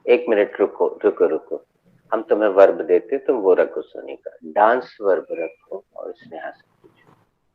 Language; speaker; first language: Hindi; native; Hindi